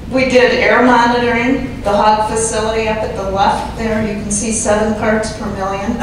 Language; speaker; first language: English; native; English